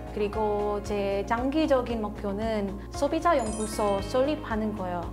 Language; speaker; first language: Korean; non-native, fluent; Indonesian